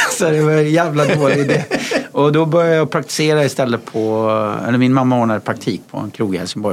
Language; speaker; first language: Swedish; native; Swedish